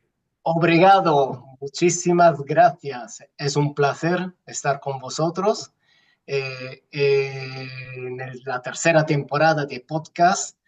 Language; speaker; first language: Spanish; non-native, fluent; Italian